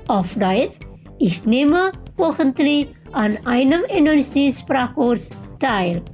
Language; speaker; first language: German; non-native, fluent; Indonesian